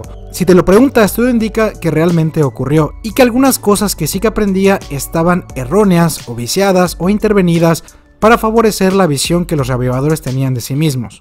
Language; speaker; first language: Spanish; native; Spanish